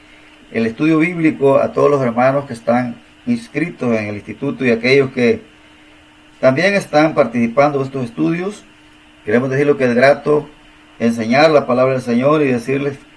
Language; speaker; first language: Spanish; native; Spanish